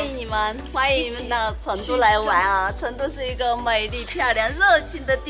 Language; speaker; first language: Chinese; native; Chinese